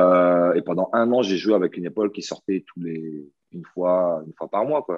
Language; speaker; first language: French; native; French